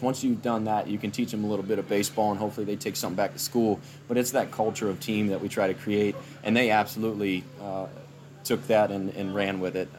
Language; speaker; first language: English; native; English